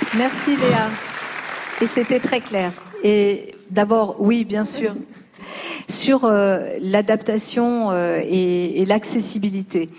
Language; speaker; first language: French; early bilingual, other home language; Spanish